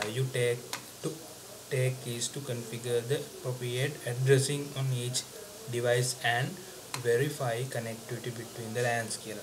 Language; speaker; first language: English; non-native, local second language; Sinhala